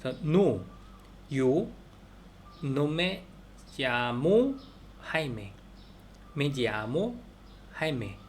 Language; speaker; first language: Spanish; non-native, learner; Korean